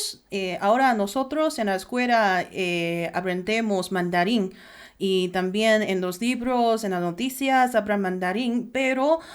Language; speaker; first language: Spanish; non-native, learner; Chinese